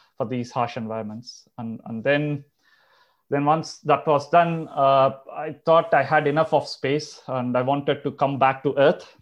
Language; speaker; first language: English; non-native, local second language; Telugu